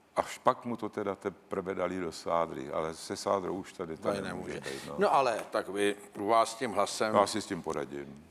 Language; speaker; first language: Czech; native; Czech